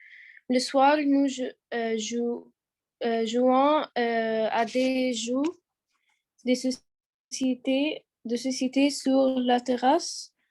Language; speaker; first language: French; non-native, learner; Arabic